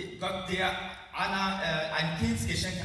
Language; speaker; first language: German; non-native, learner; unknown